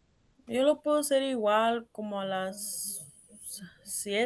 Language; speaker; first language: Spanish; early bilingual, heritage; Spanish